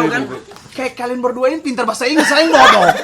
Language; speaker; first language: Indonesian; native; Indonesian